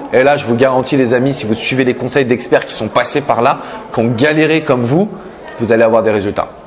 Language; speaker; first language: French; native; French